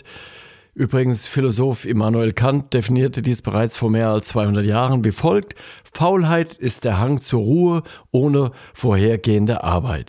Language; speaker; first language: German; native; German